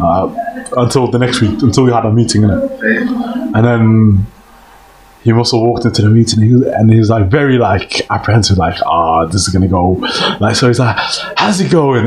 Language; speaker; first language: English; native; English